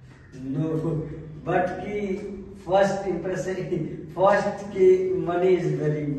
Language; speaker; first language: English; non-native, learner; Hindi